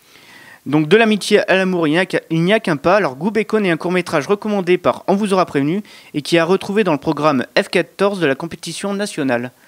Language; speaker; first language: French; native; French